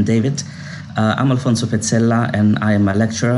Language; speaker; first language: English; non-native, fluent; Italian